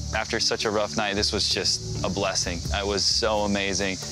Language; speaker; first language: English; native; English